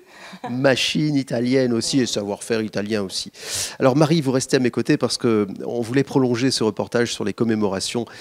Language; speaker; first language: French; native; French